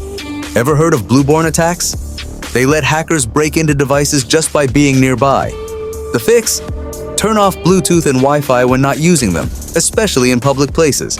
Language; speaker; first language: English; native; English